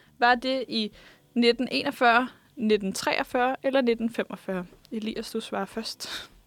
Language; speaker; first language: Danish; native; Danish